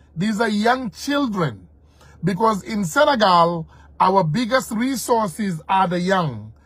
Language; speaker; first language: English; non-native, fluent; Wolof